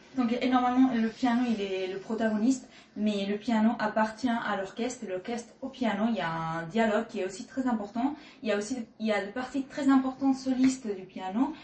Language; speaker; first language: French; non-native, fluent; Spanish